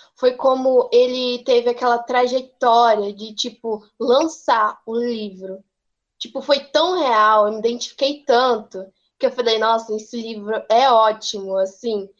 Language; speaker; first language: Portuguese; native; Portuguese